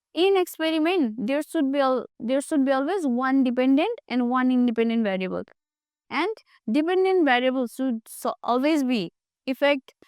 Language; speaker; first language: English; non-native, local second language; Nepali